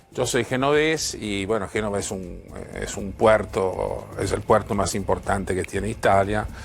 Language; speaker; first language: Spanish; non-native, fluent; Italian